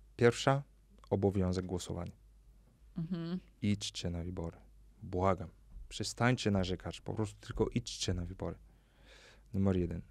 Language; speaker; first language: Polish; non-native, fluent; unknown